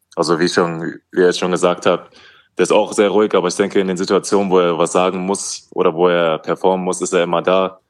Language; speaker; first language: German; native; German